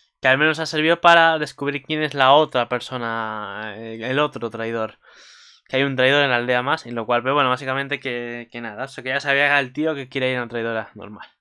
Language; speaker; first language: Spanish; native; Spanish